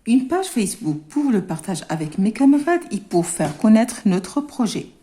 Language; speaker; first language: French; non-native, local second language; Arabic